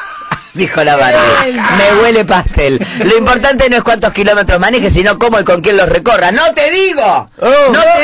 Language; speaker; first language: Spanish; native; Spanish